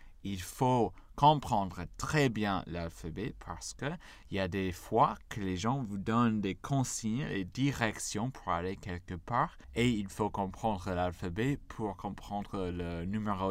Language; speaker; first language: French; non-native, fluent; English